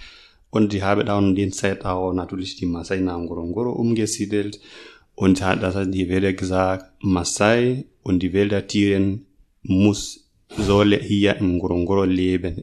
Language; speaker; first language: German; non-native, learner; Masai